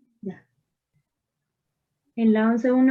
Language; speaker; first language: Spanish; native; Spanish